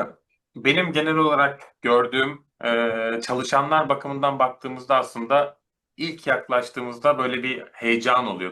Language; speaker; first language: Turkish; native; Turkish